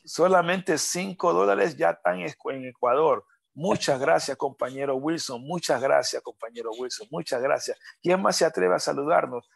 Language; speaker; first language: Spanish; native; Spanish